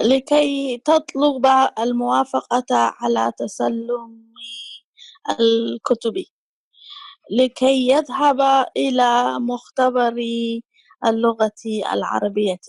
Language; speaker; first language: Arabic; non-native, learner; Tigrinya